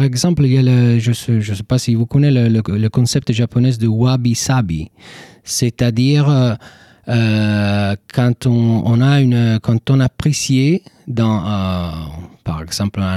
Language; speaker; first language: French; non-native, fluent; Italian